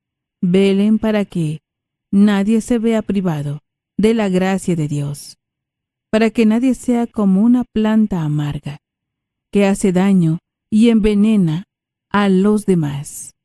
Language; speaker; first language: Spanish; native; Spanish